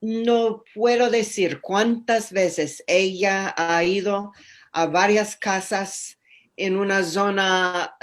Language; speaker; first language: Spanish; non-native, fluent; English